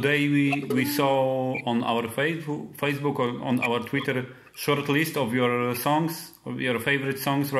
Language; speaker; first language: English; non-native, fluent; Polish